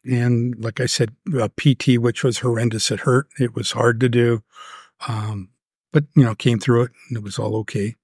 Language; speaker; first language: English; native; English